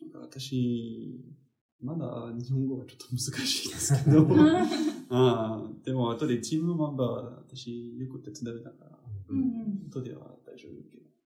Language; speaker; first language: Japanese; non-native, learner; French